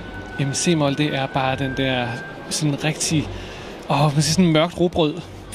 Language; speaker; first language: Danish; native; Danish